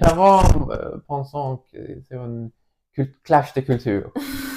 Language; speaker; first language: French; non-native, learner; Swedish